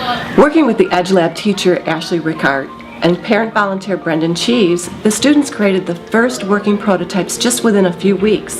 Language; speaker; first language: English; native; English